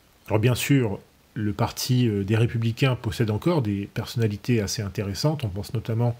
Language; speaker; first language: French; native; French